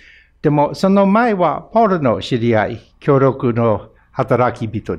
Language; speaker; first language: Japanese; non-native, fluent; English